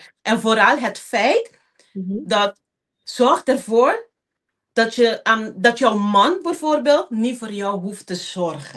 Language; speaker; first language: Dutch; non-native, local second language; Papiamento